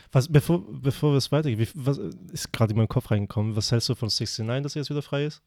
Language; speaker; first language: German; early bilingual, other home language; Persian